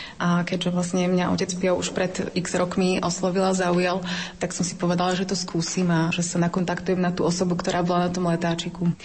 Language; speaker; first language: Slovak; native; Slovak